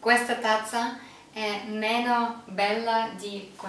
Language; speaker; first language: Italian; non-native, learner; English